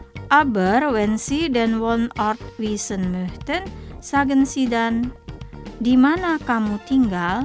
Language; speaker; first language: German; non-native, fluent; Indonesian